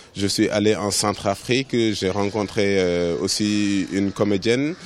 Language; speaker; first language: French; non-native, local second language; Wolof